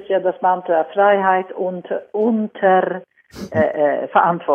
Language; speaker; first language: German; non-native, fluent; Swedish